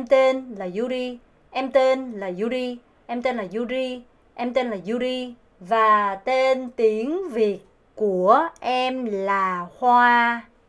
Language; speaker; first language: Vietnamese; non-native, fluent; Korean